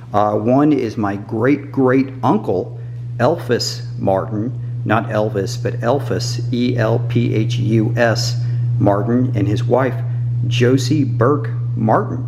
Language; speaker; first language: English; native; English